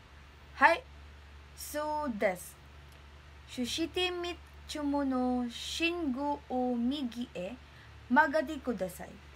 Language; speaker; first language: Japanese; non-native, learner; Filipino